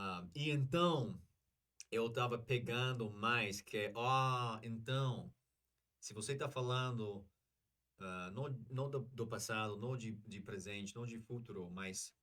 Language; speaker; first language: Portuguese; non-native, learner; English